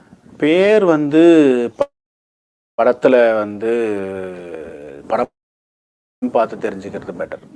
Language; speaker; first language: Tamil; native; Tamil